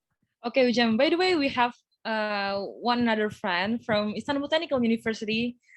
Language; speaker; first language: English; non-native, fluent; Indonesian